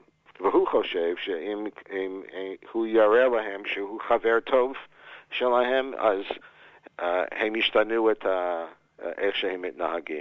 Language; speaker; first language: Hebrew; non-native, fluent; English